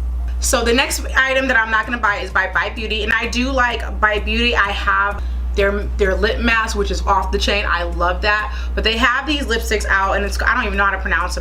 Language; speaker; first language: English; native; English